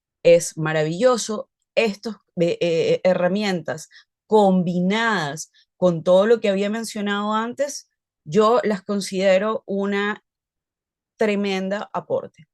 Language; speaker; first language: Spanish; native; Spanish